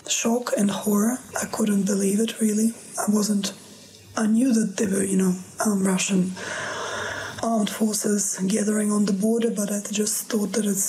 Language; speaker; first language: English; non-native, fluent; Russian